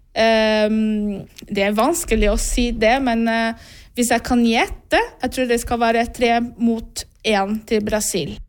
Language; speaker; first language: Norwegian; non-native, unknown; Portuguese